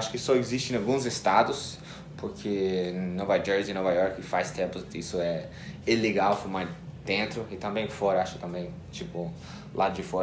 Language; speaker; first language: Portuguese; non-native, fluent; English